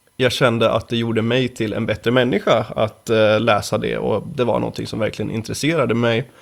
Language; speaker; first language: Swedish; native; Swedish